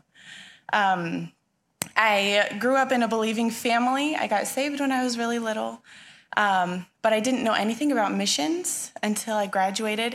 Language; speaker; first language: English; native; English